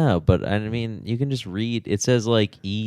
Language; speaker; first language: English; native; English